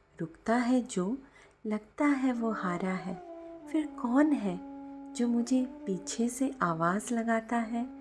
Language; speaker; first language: Hindi; native; Hindi